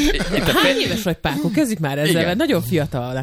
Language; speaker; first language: Hungarian; native; Hungarian